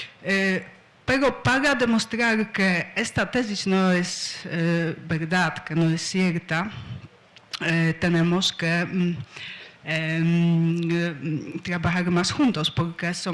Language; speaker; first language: Spanish; non-native, fluent; Polish